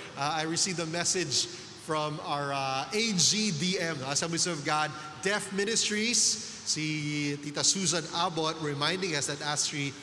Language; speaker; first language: English; non-native, local second language; Filipino